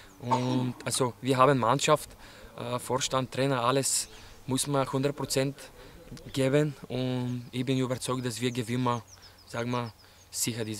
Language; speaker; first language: German; non-native, fluent; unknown